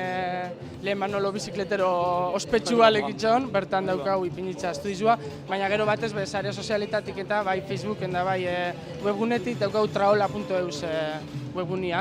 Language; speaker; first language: Basque; native; Basque